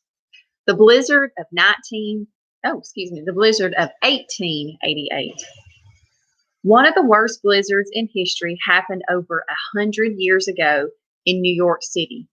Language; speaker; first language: English; native; English